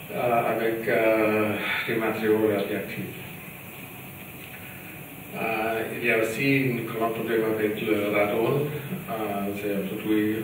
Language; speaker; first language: French; non-native, learner; German